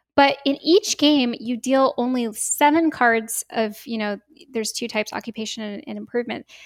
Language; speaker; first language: English; native; English